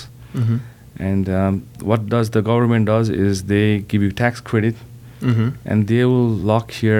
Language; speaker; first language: English; non-native, local second language; Nepali